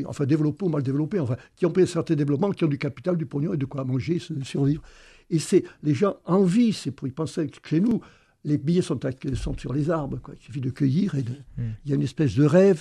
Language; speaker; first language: French; native; French